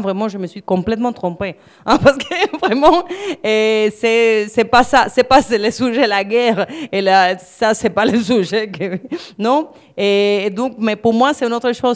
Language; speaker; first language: French; non-native, fluent; Spanish